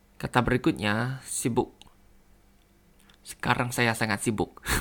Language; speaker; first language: Indonesian; non-native, learner; Thai